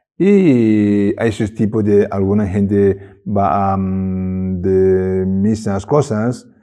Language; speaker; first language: Spanish; non-native, learner; Tibetan